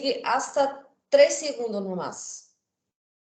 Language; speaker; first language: Spanish; non-native, learner; Portuguese